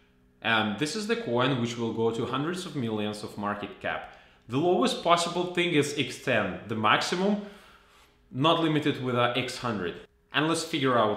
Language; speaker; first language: English; non-native, fluent; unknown